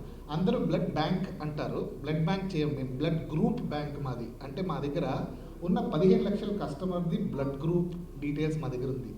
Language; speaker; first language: Telugu; native; Telugu